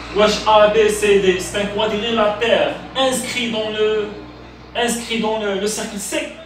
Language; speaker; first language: French; non-native, local second language; Arabic